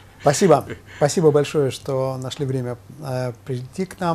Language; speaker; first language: Russian; native; Russian